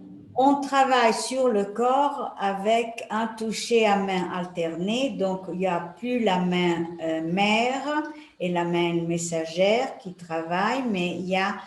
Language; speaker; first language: French; non-native, fluent; Italian